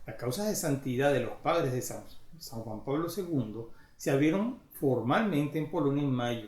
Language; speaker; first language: Spanish; native; Spanish